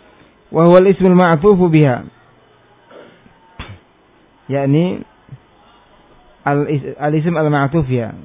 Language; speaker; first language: Arabic; non-native, fluent; Indonesian